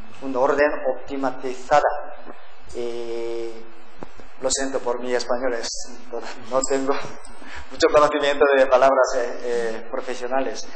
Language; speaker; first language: Spanish; non-native, learner; Korean